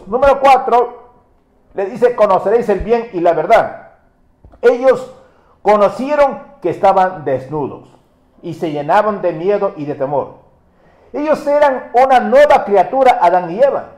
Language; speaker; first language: Spanish; native; Spanish